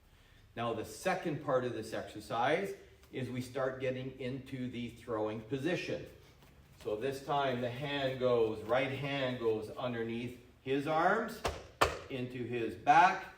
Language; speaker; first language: English; native; English